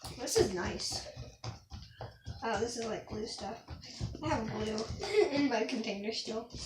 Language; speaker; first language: English; native; English